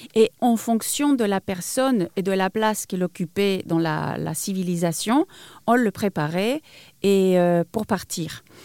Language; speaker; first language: French; non-native, fluent; Spanish